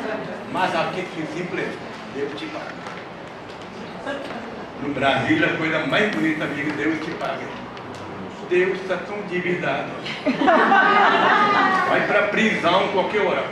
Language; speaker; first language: Portuguese; non-native, fluent; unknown